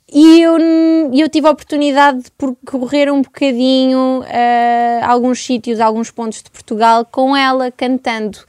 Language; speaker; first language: Portuguese; native; Portuguese